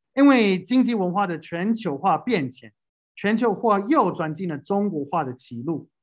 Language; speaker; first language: Chinese; non-native, fluent; English